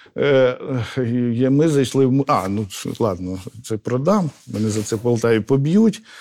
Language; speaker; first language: Ukrainian; native; Ukrainian